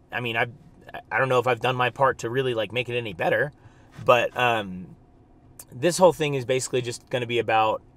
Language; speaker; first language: English; native; English